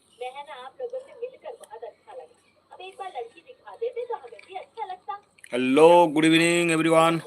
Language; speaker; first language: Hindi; non-native, local second language; Bangla